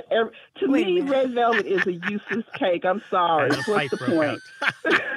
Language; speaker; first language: English; native; English